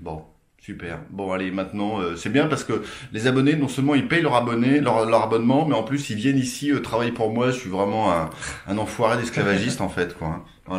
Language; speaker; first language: French; native; French